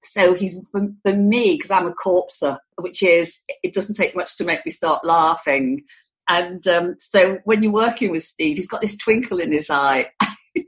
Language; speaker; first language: English; native; English